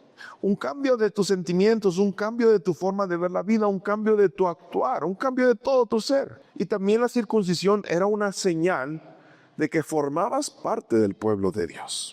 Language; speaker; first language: Spanish; native; Spanish